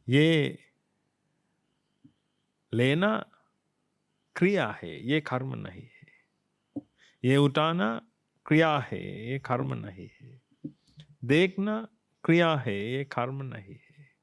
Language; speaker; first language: Hindi; non-native, fluent; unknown